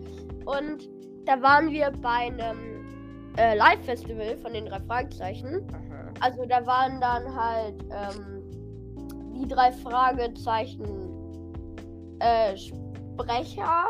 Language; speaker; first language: German; native; German